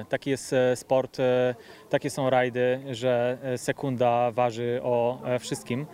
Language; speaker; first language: Polish; native; Polish